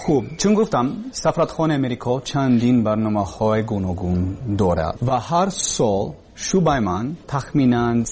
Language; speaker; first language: Persian; non-native, learner; English